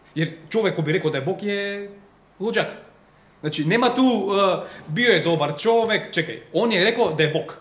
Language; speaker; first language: Serbian; non-native, fluent; Macedonian